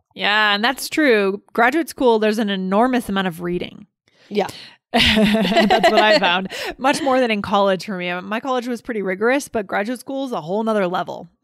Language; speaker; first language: English; native; English